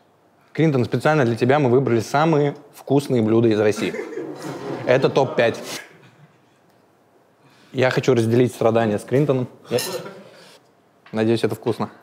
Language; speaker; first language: Russian; native; Russian